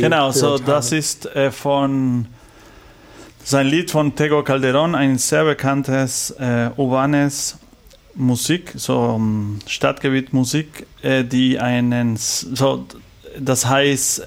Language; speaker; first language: German; non-native, learner; Spanish